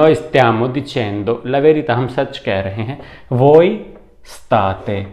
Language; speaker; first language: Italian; non-native, fluent; Urdu